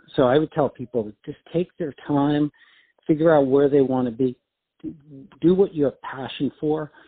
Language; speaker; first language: English; native; English